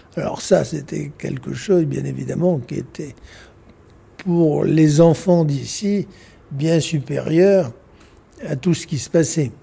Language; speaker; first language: French; native; French